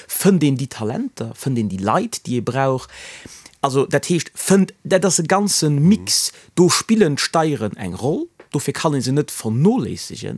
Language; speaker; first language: Luxembourgish; native; Luxembourgish